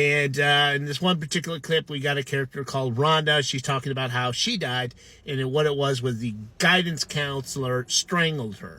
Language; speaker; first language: English; native; English